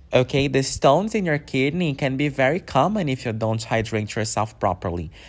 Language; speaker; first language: English; non-native, fluent; Portuguese